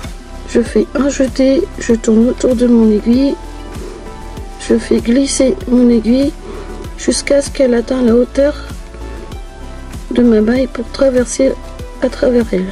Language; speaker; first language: French; native; French